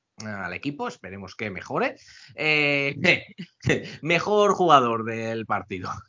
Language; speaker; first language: Spanish; native; Spanish